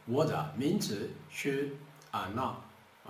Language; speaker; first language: Chinese; non-native, fluent; Portuguese